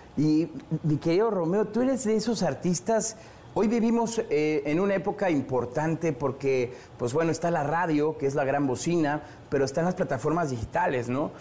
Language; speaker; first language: Spanish; native; Spanish